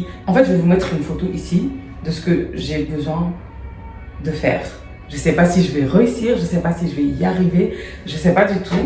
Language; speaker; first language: French; native; French